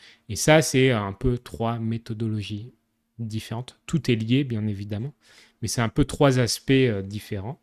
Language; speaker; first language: French; native; French